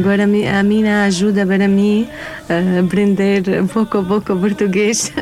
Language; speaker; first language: Portuguese; non-native, learner; Arabic